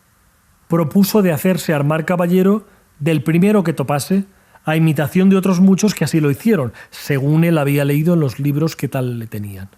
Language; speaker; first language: Spanish; native; Spanish